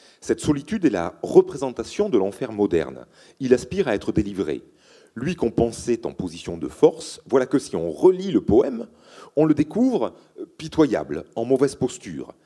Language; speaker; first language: French; native; French